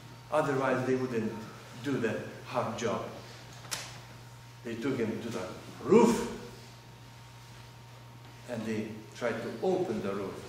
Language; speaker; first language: English; non-native, fluent; Russian